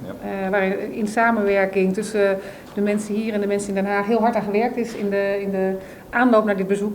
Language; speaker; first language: Dutch; native; Dutch